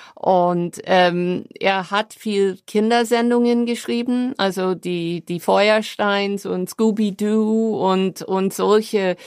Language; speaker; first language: German; non-native, fluent; English